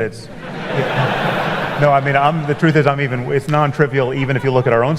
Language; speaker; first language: English; native; English